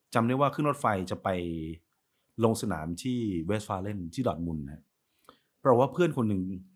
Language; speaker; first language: Thai; native; Thai